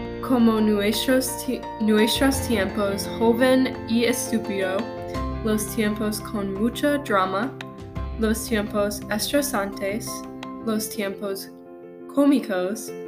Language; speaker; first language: Spanish; non-native, learner; English